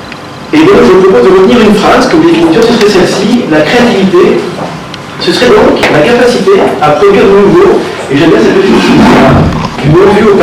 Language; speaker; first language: French; native; French